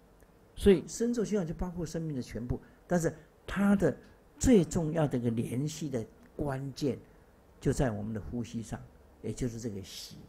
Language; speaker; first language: Chinese; native; Chinese